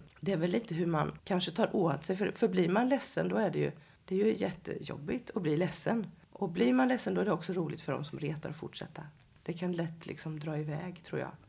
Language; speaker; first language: Swedish; native; Swedish